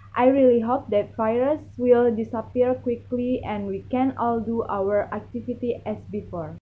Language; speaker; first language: English; non-native, learner; Indonesian